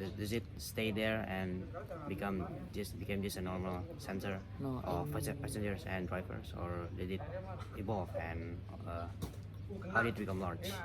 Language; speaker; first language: English; non-native, fluent; Indonesian